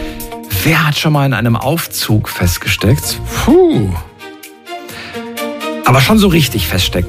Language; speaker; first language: German; native; German